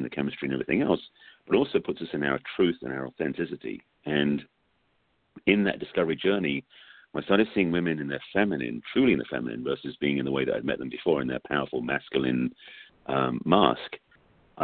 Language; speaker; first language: English; native; English